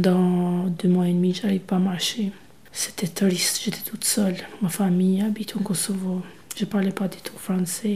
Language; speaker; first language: French; non-native, learner; Albanian